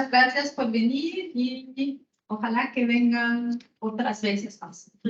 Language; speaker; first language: Spanish; non-native, fluent; German